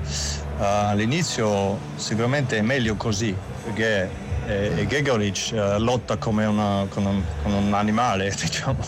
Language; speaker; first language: Italian; non-native, fluent; German